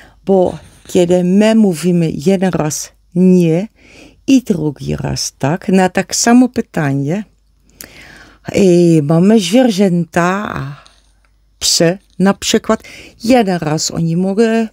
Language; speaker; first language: Polish; non-native, learner; Dutch